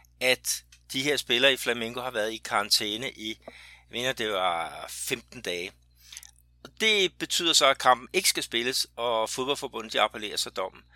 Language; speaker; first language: Danish; native; Danish